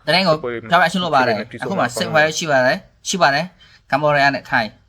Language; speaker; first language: Burmese; non-native, learner; Khmer